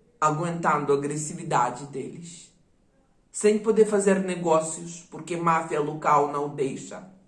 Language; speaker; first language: Portuguese; non-native, fluent; Russian